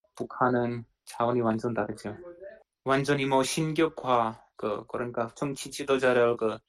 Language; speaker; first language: Korean; non-native, fluent; Czech